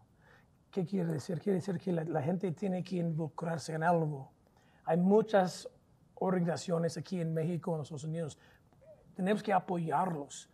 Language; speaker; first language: Spanish; non-native, fluent; English